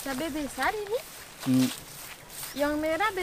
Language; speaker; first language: Indonesian; non-native, learner; French